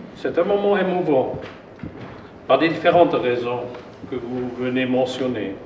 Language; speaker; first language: French; non-native, fluent; German